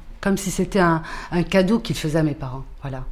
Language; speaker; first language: French; early bilingual, other home language; Spanish